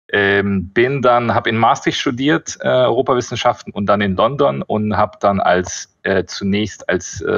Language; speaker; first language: German; early bilingual, other home language; Russian